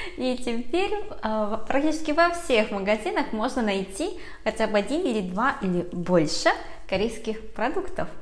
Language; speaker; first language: Russian; early bilingual, other home language; Korean